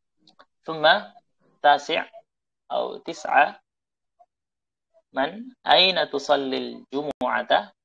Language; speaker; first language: Arabic; non-native, fluent; Indonesian